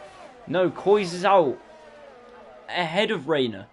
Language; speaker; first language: English; native; English